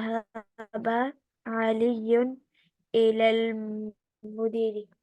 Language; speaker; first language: Arabic; non-native, learner; Urdu